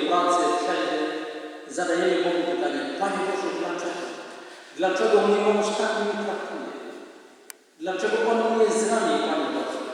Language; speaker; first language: Polish; non-native, fluent; Indonesian